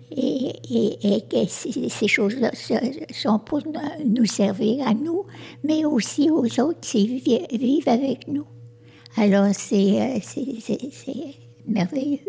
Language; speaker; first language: French; native; French